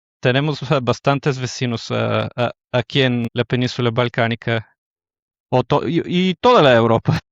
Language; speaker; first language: Spanish; non-native, fluent; Bulgarian